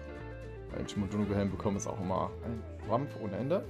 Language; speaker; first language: German; native; German